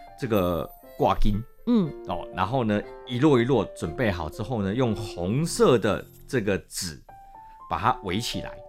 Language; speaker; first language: Chinese; native; Chinese